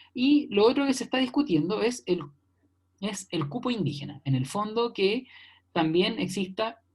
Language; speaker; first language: Spanish; native; Spanish